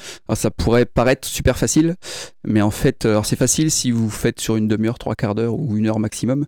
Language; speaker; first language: French; native; French